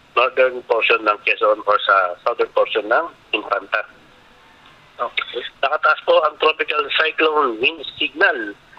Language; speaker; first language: Filipino; non-native, local second language; Bikol